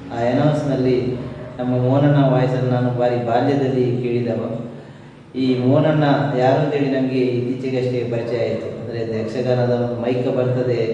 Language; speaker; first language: Kannada; native; Kannada